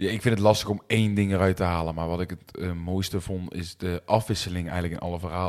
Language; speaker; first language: Dutch; native; Dutch